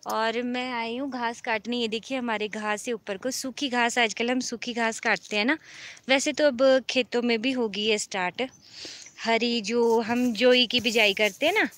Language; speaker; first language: Hindi; native; Hindi